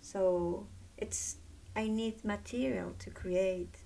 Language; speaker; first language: English; non-native, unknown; Spanish